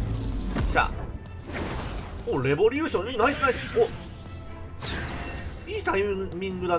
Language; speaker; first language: Japanese; native; Japanese